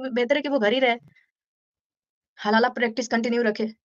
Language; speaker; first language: Hindi; native; Hindi